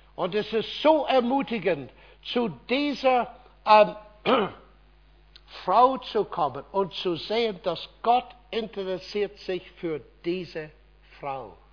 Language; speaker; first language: German; non-native, fluent; English